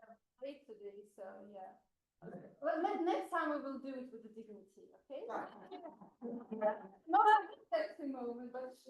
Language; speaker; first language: English; non-native, fluent; Russian